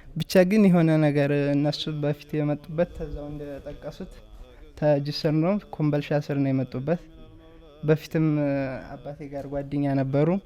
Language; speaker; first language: Amharic; native; Amharic